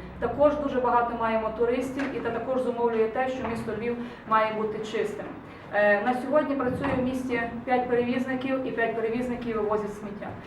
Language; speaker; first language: Ukrainian; native; Ukrainian